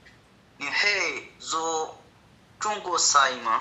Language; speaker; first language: Chinese; non-native, learner; Amharic